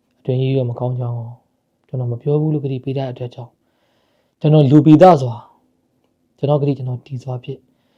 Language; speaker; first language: Burmese; native; Burmese